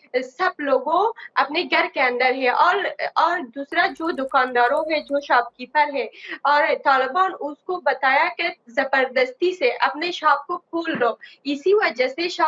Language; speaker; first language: Hindi; non-native, learner; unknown